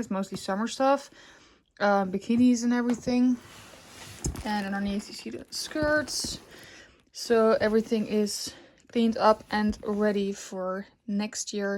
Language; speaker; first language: English; non-native, fluent; Dutch